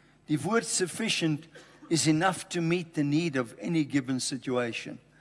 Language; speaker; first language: English; native; English